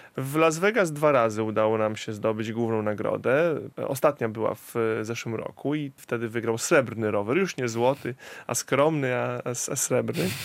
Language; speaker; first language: Polish; native; Polish